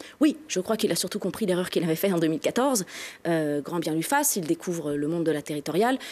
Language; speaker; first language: French; native; French